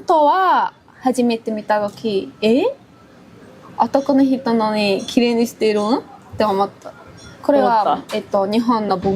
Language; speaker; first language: Japanese; non-native, fluent; Mongolian